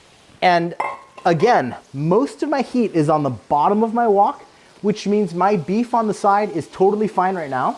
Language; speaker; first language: English; native; English